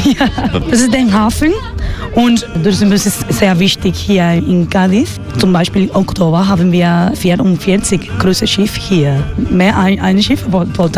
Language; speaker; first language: German; non-native, learner; Spanish